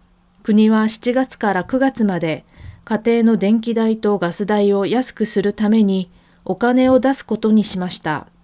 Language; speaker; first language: Japanese; non-native, fluent; Korean